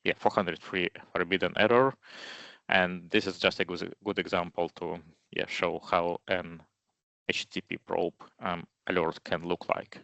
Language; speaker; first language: English; non-native, fluent; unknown